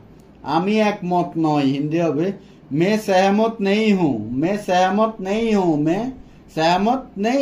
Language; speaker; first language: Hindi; non-native, fluent; Bangla